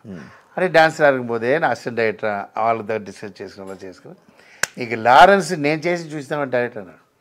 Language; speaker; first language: Telugu; non-native, local second language; Tamil